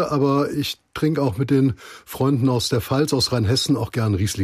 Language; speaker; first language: German; native; German